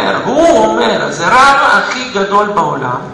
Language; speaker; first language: Hebrew; non-native, fluent; Russian